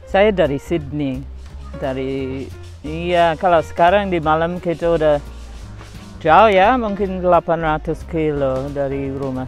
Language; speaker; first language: Indonesian; non-native, fluent; English